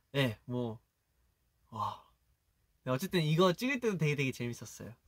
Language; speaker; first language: Korean; early bilingual, heritage; Korean